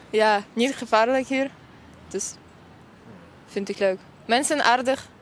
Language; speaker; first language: Dutch; non-native, learner; Ukrainian